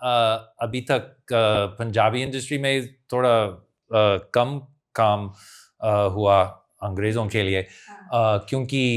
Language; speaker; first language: Hindi; non-native, fluent; English